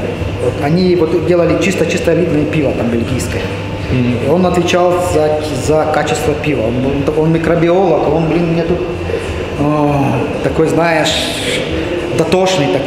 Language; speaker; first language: Russian; native; Russian